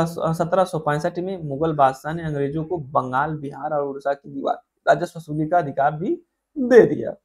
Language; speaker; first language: Hindi; native; Hindi